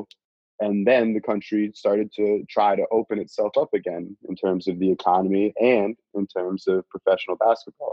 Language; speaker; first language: English; native; English